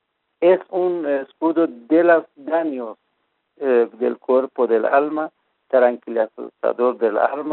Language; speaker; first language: Spanish; non-native, fluent; Persian